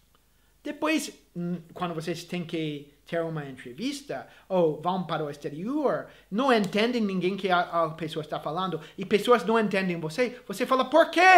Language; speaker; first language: Portuguese; non-native, fluent; English